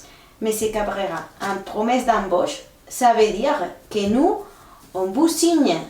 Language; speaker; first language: French; non-native, fluent; Spanish